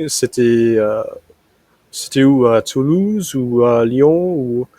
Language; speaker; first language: French; non-native, fluent; English